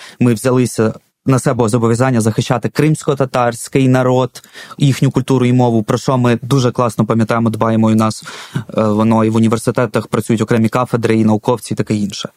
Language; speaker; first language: Ukrainian; non-native, local second language; Russian